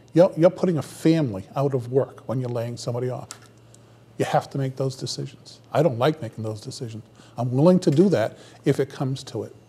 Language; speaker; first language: English; native; English